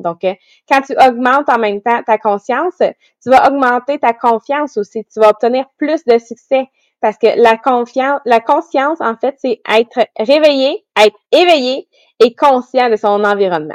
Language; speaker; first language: French; native; French